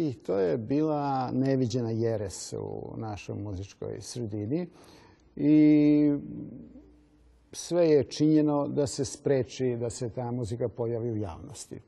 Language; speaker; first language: Serbian; native; Serbian